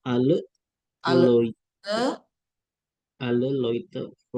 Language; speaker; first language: German; non-native, learner; Indonesian